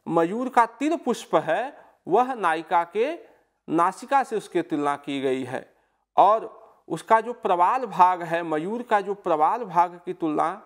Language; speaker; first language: Hindi; native; Hindi